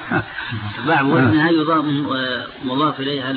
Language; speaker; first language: Arabic; native; Arabic